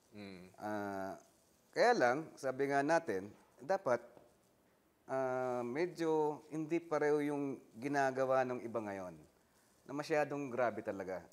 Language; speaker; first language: Filipino; native; Filipino